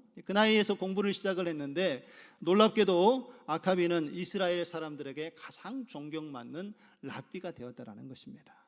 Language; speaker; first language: Korean; native; Korean